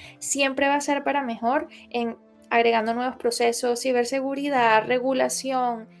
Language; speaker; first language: Spanish; native; Spanish